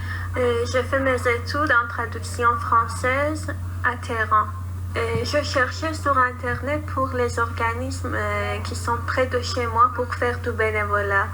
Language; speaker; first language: French; non-native, fluent; Persian